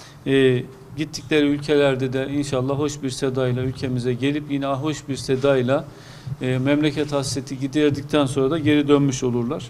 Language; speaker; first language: Turkish; native; Turkish